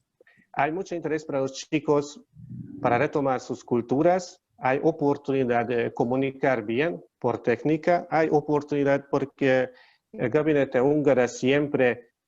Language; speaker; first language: Spanish; non-native, learner; Hungarian